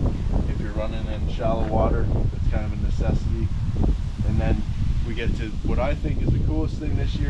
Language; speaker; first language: English; native; English